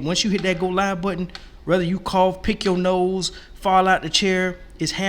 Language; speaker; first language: English; native; English